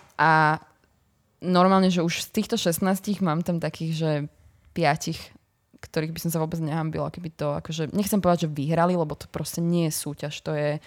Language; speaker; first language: Slovak; native; Slovak